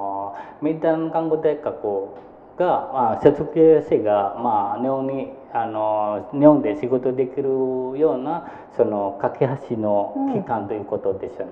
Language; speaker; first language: Japanese; non-native, fluent; Indonesian